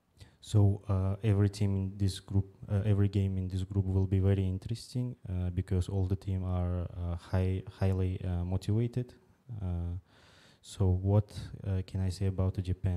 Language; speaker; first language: English; non-native, fluent; Uzbek